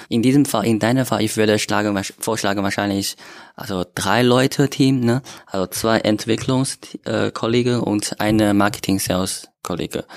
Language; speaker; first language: German; non-native, learner; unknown